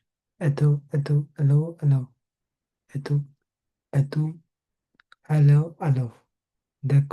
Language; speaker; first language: French; non-native, learner; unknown